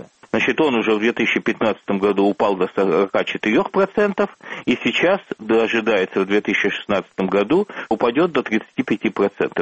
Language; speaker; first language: Russian; native; Russian